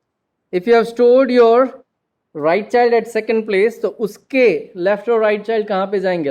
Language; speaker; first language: English; non-native, local second language; Gujarati